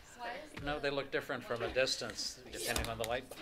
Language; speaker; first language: English; native; English